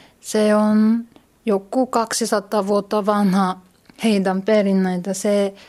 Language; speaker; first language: Finnish; non-native, learner; Korean